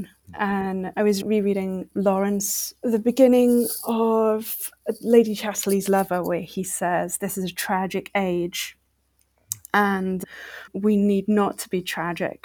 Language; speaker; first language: English; native; English